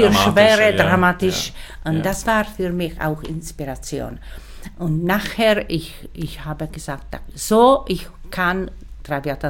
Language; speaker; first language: German; non-native, learner; Czech